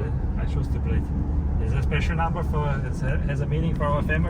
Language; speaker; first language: English; non-native, fluent; German